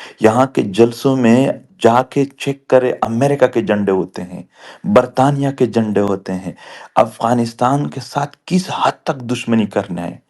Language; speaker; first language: Urdu; non-native, local second language; Pashto